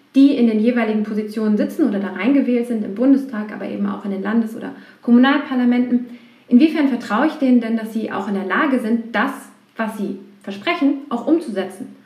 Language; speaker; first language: German; native; German